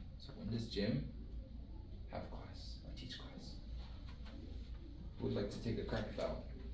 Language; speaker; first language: English; early bilingual, other home language; Korean